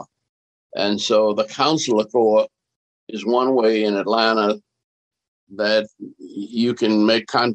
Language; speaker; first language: English; native; English